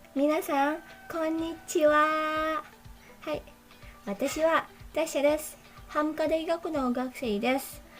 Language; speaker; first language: Japanese; non-native, learner; Indonesian